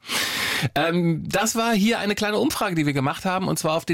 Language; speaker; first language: German; native; German